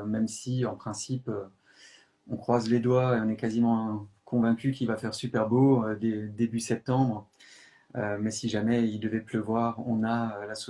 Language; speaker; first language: French; native; French